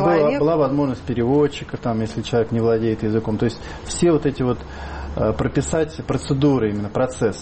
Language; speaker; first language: Russian; native; Russian